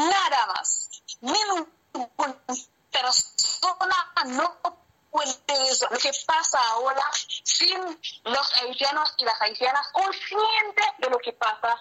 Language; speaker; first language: Spanish; non-native, learner; Haitian Creole